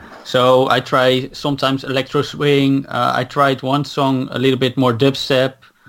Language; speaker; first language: English; non-native, fluent; Dutch